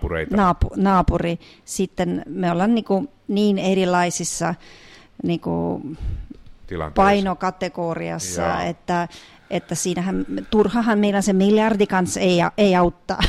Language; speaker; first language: Finnish; non-native, fluent; Russian